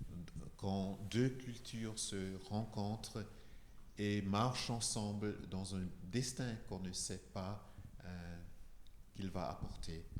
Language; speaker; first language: French; non-native, fluent; Igbo